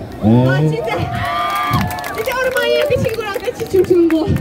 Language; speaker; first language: Korean; non-native, fluent; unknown